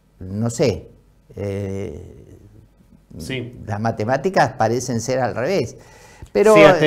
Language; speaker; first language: Spanish; native; Spanish